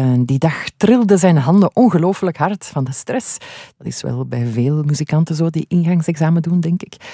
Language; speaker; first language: Dutch; native; Dutch